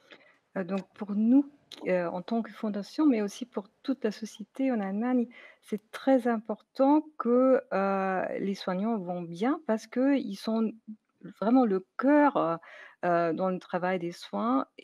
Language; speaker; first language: French; non-native, fluent; German